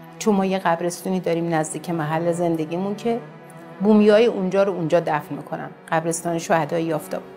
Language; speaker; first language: Persian; non-native, local second language; Azerbaijani